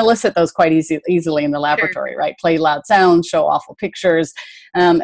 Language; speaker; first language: English; native; English